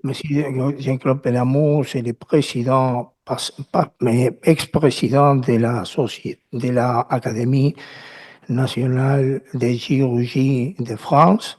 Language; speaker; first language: French; non-native, learner; Spanish